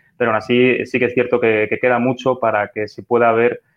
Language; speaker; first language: Spanish; native; Spanish